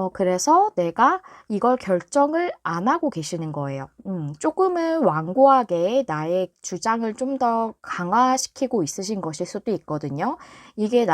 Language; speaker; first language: Korean; native; Korean